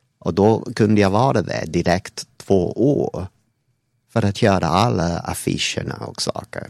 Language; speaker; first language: Swedish; non-native, fluent; English